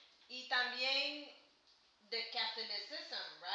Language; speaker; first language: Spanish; non-native, learner; English